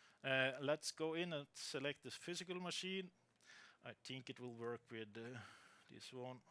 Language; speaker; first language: English; non-native, fluent; Norwegian